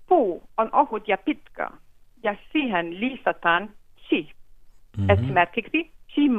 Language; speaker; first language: Finnish; non-native, fluent; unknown